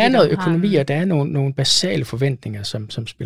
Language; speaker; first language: Danish; native; Danish